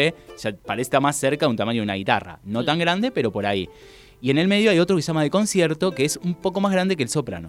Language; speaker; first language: Spanish; native; Spanish